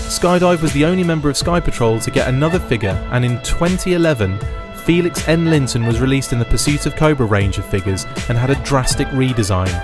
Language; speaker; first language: English; native; English